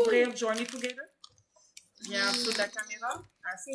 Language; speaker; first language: French; native; French